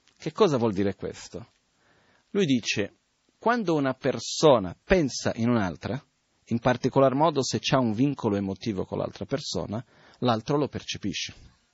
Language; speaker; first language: Italian; non-native, fluent; Portuguese